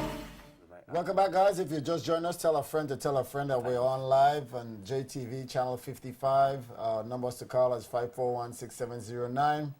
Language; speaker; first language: English; native; English